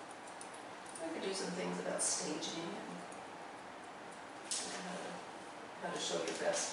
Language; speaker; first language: English; native; English